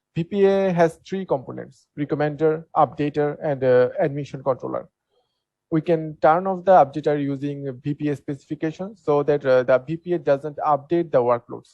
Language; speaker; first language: English; non-native, local second language; Bangla